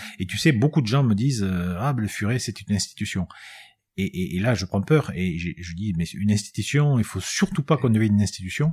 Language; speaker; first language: French; native; French